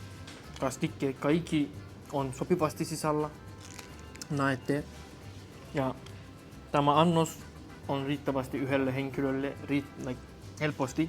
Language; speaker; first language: Finnish; non-native, learner; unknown